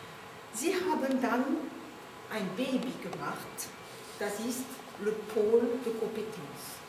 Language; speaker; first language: German; non-native, learner; French